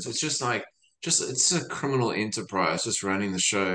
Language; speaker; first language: English; native; English